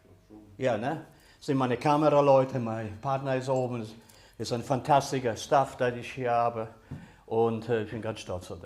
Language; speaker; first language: German; early bilingual, other home language; Italian